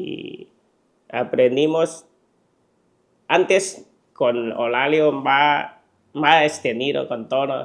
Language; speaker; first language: Spanish; non-native, learner; Chinese